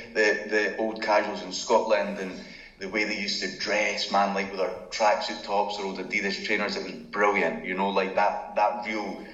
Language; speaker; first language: English; native; English